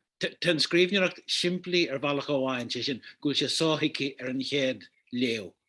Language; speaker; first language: Irish; native; Irish